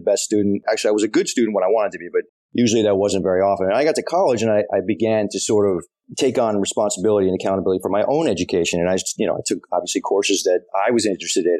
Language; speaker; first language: English; native; English